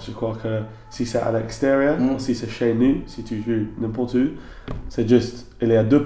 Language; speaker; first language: French; non-native, learner; English